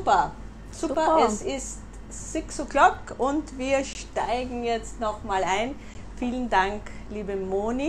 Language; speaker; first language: German; native; German